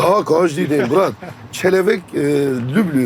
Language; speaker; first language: Russian; non-native, learner; Turkish